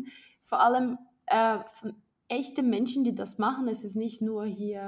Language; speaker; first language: German; non-native, fluent; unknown